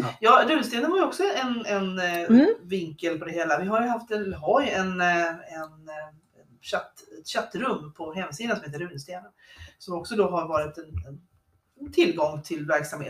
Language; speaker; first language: Swedish; native; Swedish